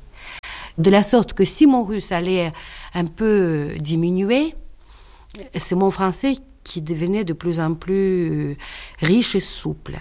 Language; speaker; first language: French; non-native, fluent; Russian